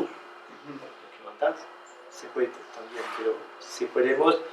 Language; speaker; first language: Spanish; non-native, learner; French